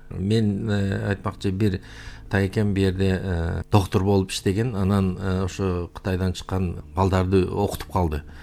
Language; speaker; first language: Kyrgyz; non-native, local second language; Uyghur